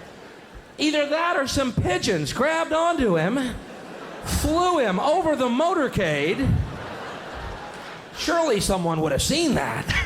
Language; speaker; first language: English; native; English